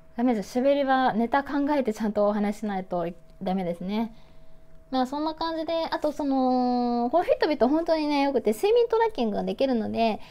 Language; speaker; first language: Japanese; native; Japanese